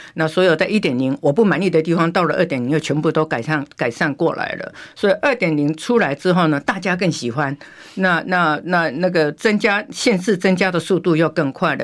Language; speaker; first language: Chinese; native; Chinese